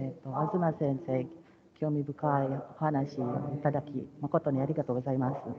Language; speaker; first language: Japanese; non-native, fluent; Indonesian